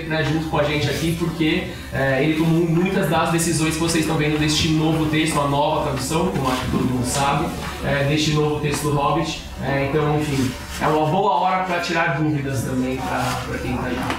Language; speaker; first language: Portuguese; early bilingual, heritage; Portuguese